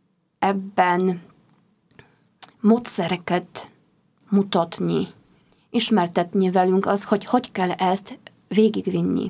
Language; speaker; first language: Hungarian; non-native, fluent; Polish